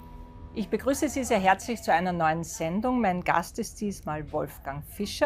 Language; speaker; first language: German; native; German